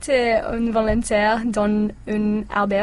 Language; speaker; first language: French; non-native, learner; English